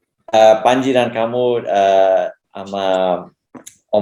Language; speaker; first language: Indonesian; early bilingual, heritage; English